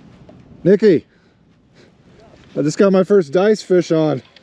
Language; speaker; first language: English; native; English